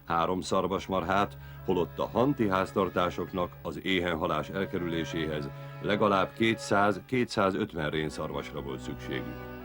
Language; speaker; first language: Hungarian; native; Hungarian